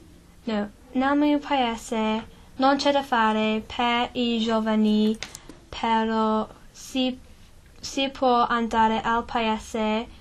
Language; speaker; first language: Italian; non-native, learner; English